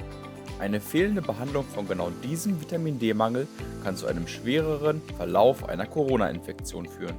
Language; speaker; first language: German; native; German